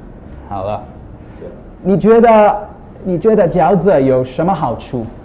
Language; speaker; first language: Chinese; non-native, learner; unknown